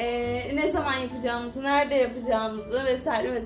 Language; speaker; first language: Turkish; native; Turkish